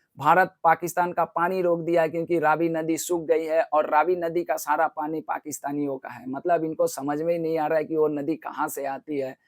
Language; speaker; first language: Hindi; non-native, local second language; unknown